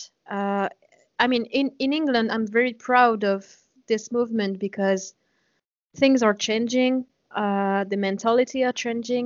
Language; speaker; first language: English; non-native, fluent; French